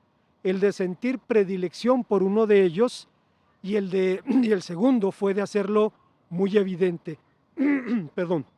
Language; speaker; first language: Spanish; native; Spanish